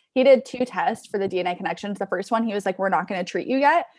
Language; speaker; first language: English; native; English